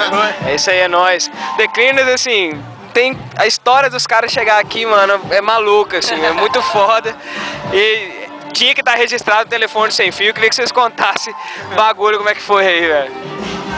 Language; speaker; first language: Portuguese; native; Portuguese